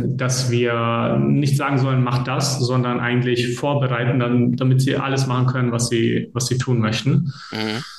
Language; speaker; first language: German; early bilingual, other home language; Serbian